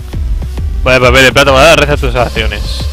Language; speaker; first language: Spanish; native; Spanish